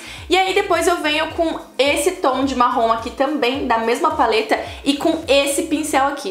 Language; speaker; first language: Portuguese; native; Portuguese